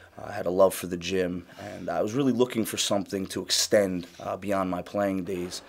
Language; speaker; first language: English; native; English